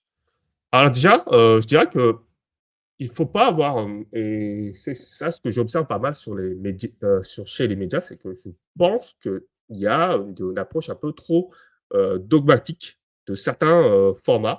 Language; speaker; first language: French; native; French